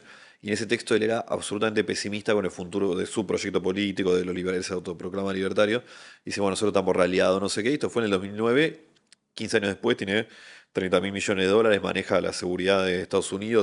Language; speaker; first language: Spanish; native; Spanish